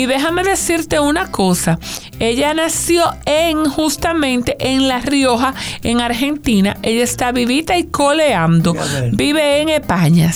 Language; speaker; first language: Spanish; native; Spanish